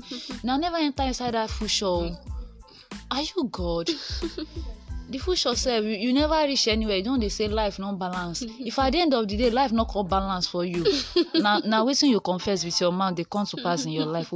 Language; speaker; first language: English; non-native, local second language; Yoruba